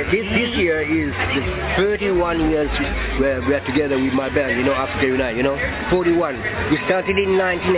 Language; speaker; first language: English; non-native, fluent; Italian